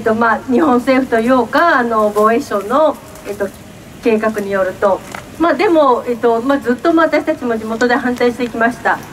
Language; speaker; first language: Japanese; native; Japanese